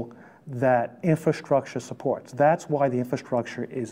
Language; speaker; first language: English; native; English